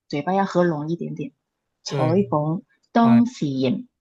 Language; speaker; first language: Cantonese; non-native, learner; Chinese